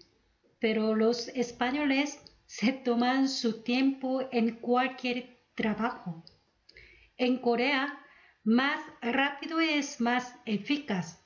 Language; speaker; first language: Spanish; non-native, fluent; Korean